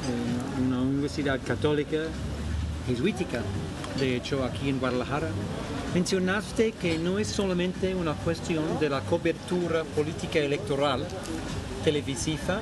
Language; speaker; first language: Spanish; non-native, fluent; English